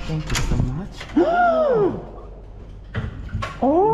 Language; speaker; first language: Korean; native; Korean